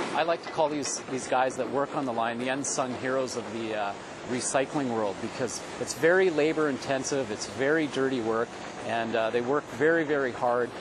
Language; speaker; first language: English; native; English